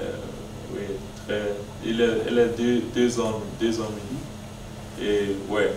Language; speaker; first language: French; non-native, learner; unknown